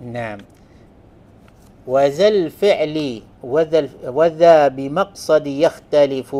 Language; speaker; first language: Arabic; non-native, fluent; Malay